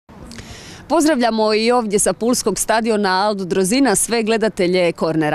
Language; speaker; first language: Serbian; native; Serbian